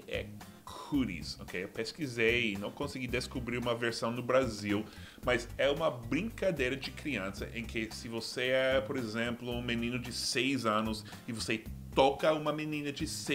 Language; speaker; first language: Portuguese; non-native, fluent; English